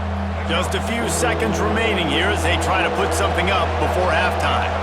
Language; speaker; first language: English; native; English